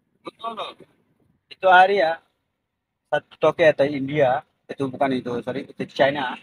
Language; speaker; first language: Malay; non-native, learner; Bangla